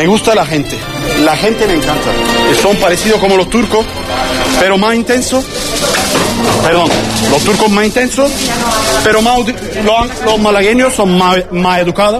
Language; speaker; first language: Spanish; non-native, learner; Turkish